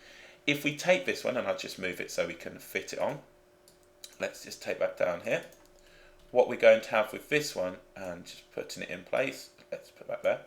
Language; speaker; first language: English; native; English